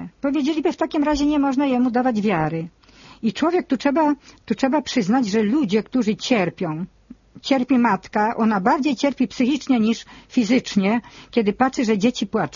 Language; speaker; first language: Polish; native; Polish